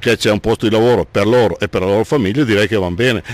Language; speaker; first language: Italian; native; Italian